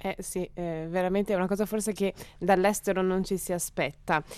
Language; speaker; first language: Italian; native; Italian